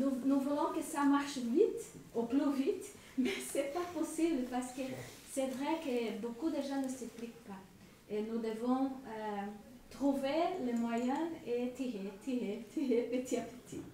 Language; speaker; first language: French; non-native, learner; Spanish